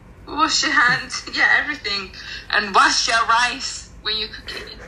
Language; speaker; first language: English; non-native, fluent; Spanish